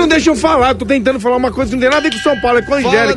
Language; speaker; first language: Portuguese; native; Portuguese